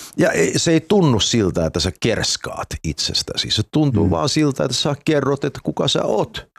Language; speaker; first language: Finnish; early bilingual, heritage; Finnish